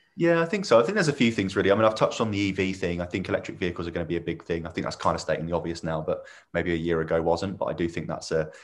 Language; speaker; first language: English; native; English